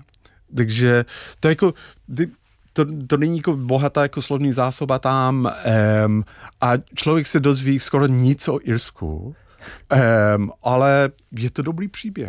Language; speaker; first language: Czech; non-native, fluent; English